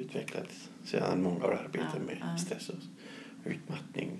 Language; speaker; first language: Swedish; non-native, fluent; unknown